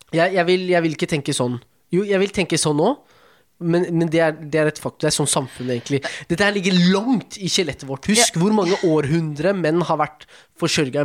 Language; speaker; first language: Norwegian; early bilingual, other home language; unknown